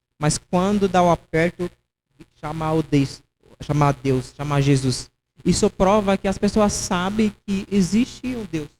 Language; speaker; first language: Portuguese; non-native, fluent; Haitian Creole